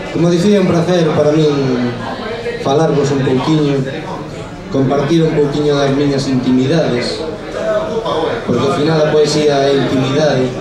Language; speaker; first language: Galician; non-native, local second language; Spanish